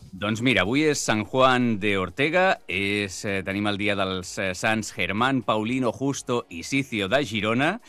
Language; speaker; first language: Catalan; native; Catalan